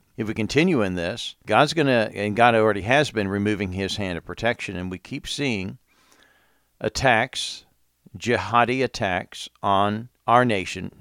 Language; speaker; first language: English; native; English